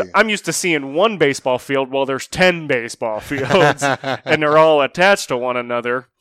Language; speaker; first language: English; native; English